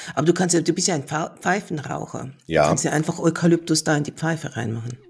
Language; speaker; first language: German; native; German